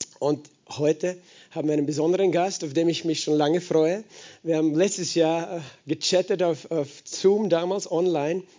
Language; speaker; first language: German; native; German